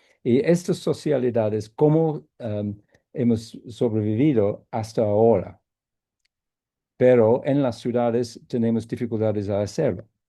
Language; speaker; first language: Spanish; non-native, fluent; English